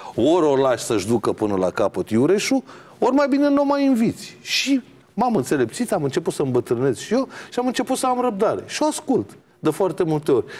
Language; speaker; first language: Romanian; native; Romanian